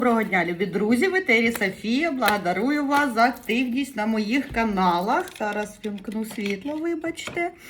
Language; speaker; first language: Ukrainian; native; Ukrainian